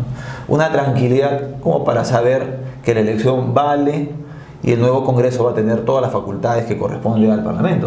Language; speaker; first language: Spanish; native; Spanish